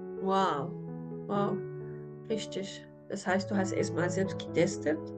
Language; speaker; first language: German; non-native, learner; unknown